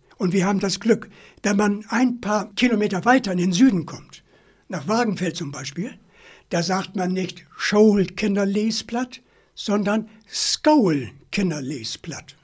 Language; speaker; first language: German; native; German